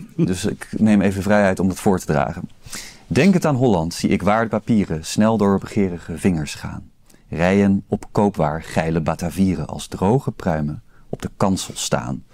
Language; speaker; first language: Dutch; native; Dutch